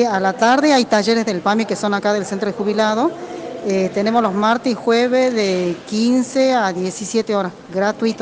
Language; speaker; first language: Spanish; native; Spanish